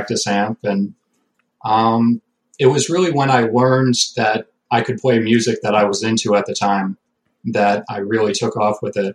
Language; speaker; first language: English; native; English